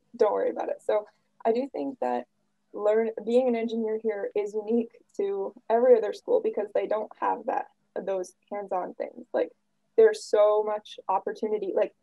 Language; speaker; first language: English; native; English